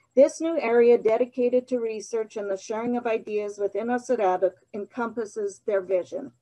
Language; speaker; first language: English; early bilingual, other home language; Ukrainian